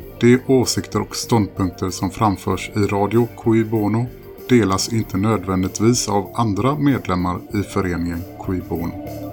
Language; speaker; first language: Swedish; native; Swedish